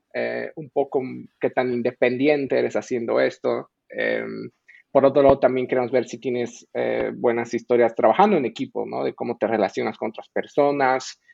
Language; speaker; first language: Spanish; native; Spanish